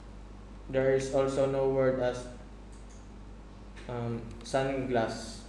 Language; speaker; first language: English; non-native, fluent; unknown